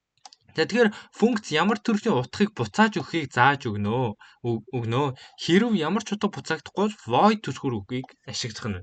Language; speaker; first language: Mongolian; native; Mongolian